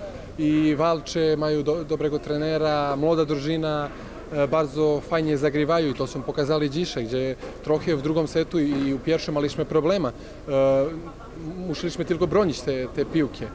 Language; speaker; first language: Polish; non-native, fluent; Serbian